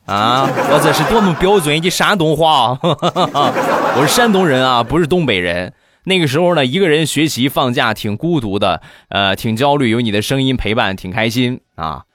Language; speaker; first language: Chinese; native; Chinese